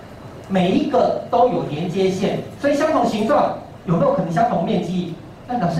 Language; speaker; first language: Chinese; native; Chinese